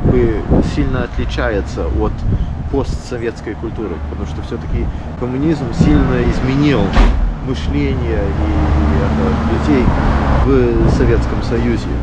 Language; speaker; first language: Russian; early bilingual, heritage; Russian